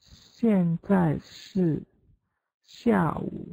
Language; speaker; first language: Chinese; non-native, fluent; Indonesian